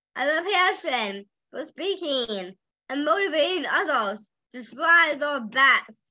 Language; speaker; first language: English; native; English